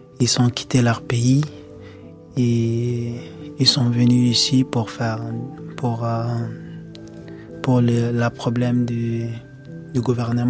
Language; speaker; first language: French; non-native, learner; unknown